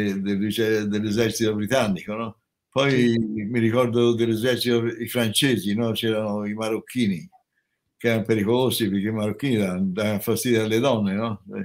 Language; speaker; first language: Italian; native; Italian